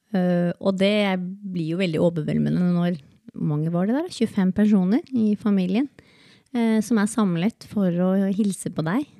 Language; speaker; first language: Norwegian; early bilingual, other home language; Spanish